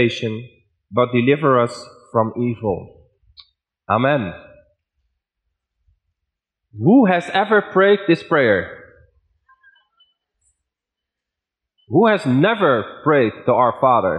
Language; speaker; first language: English; non-native, fluent; Dutch